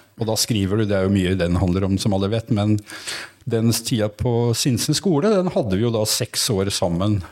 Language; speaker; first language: Norwegian; native; Norwegian